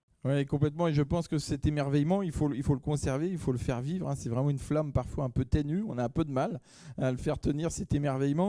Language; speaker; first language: French; native; French